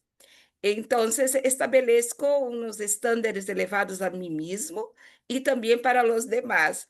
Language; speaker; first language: Spanish; non-native, fluent; Portuguese